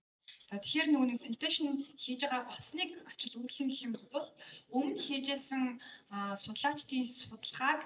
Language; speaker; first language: Mongolian; native; Mongolian